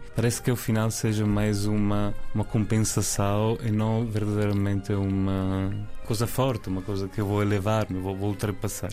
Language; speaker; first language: Portuguese; non-native, fluent; Italian